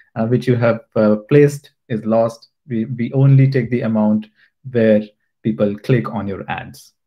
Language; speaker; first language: English; non-native, local second language; Hindi